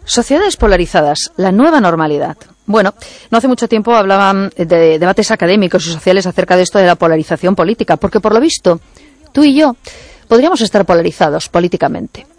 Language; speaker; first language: Spanish; native; Spanish